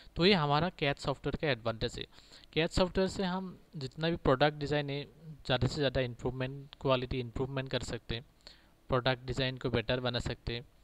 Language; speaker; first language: Hindi; native; Hindi